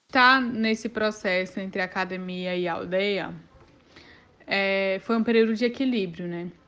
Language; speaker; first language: Portuguese; native; Portuguese